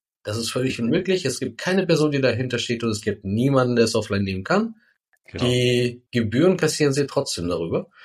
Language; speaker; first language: German; native; German